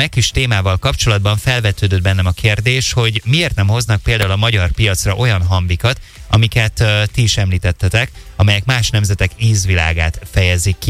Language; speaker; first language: Hungarian; native; Hungarian